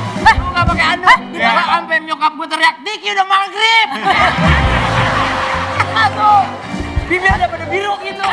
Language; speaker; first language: Indonesian; native; Indonesian